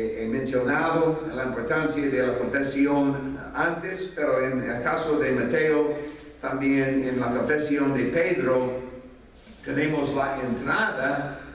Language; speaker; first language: Spanish; non-native, fluent; English